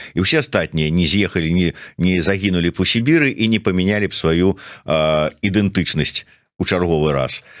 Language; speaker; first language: Belarusian; non-native, local second language; Russian